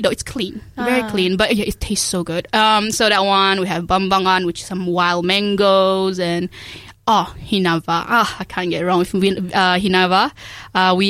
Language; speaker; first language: English; non-native, local second language; Malay